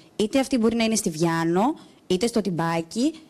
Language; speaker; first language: Greek; native; Greek